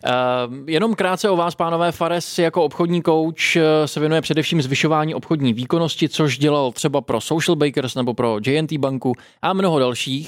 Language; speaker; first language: Czech; native; Czech